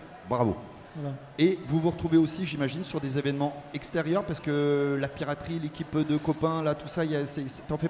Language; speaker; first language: French; native; French